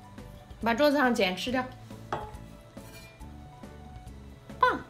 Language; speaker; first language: Chinese; native; Chinese